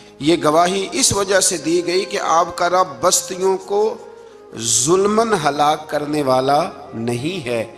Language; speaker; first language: Urdu; non-native, local second language; Punjabi